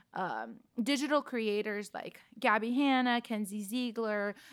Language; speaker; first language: English; non-native, fluent; Russian